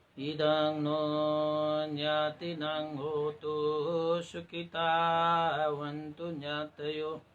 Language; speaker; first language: Nepali; non-native, local second language; Newari